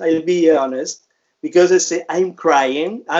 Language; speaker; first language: English; non-native, fluent; Spanish